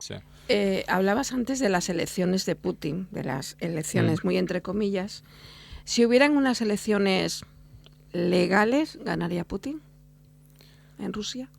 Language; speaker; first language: Spanish; native; Spanish